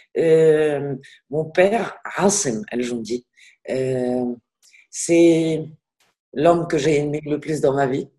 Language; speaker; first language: French; non-native, local second language; Arabic